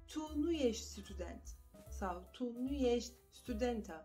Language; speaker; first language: Romanian; non-native, fluent; Turkish